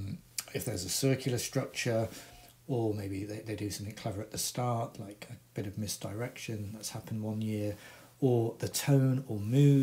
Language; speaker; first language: English; native; English